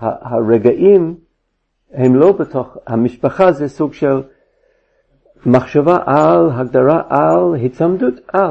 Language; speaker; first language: Hebrew; non-native, fluent; English